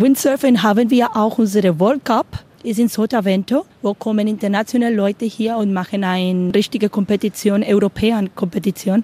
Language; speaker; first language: German; non-native, learner; Spanish